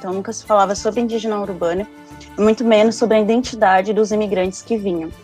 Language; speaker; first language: Portuguese; early bilingual, other home language; Spanish